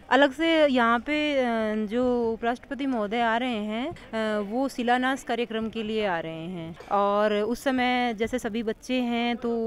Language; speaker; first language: Hindi; native; Hindi